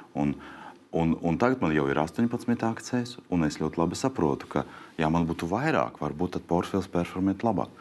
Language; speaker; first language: Latvian; non-native, local second language; Russian